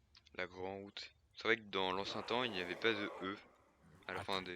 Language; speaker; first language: French; native; French